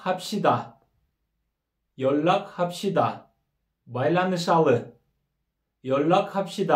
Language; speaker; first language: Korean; non-native, fluent; Kyrgyz